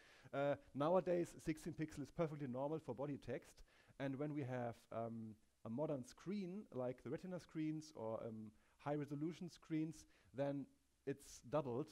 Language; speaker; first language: English; non-native, fluent; German